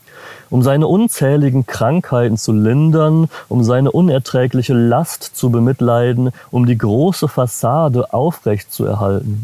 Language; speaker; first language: German; native; German